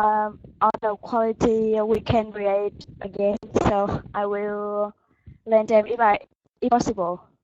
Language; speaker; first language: English; non-native, learner; Vietnamese